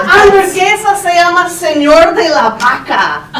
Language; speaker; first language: Spanish; non-native, fluent; English